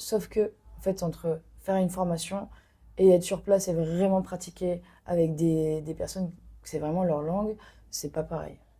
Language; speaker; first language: French; non-native, local second language; Arabic